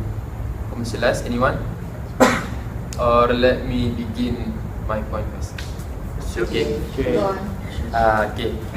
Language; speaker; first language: English; non-native, local second language; Malay